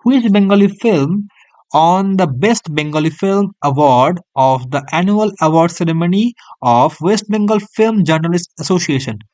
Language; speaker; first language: English; non-native, local second language; Bangla